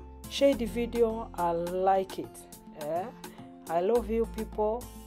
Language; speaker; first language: English; non-native, learner; Lingala